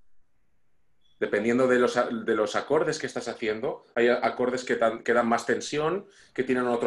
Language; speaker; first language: Spanish; native; Spanish